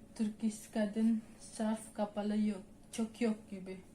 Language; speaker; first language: Turkish; non-native, learner; Indonesian